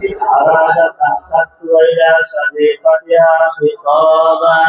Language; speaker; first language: Arabic; non-native, learner; Bangla